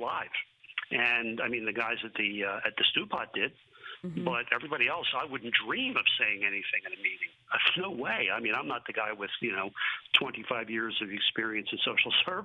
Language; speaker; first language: English; native; English